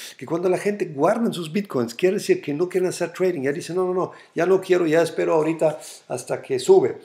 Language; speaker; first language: Spanish; non-native, fluent; German